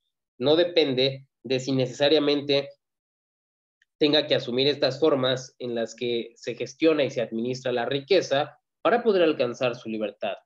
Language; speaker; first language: Spanish; native; Spanish